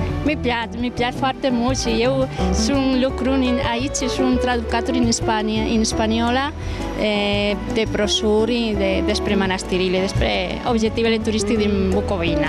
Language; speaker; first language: Romanian; non-native, learner; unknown